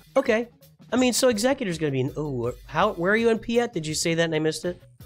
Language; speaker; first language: English; native; English